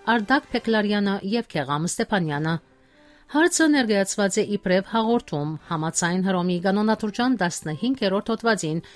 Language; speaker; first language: Armenian; early bilingual, heritage; Armenian